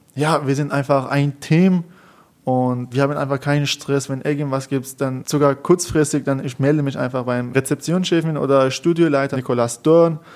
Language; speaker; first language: German; non-native, learner; Persian